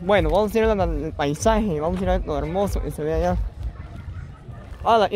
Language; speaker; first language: Spanish; native; Spanish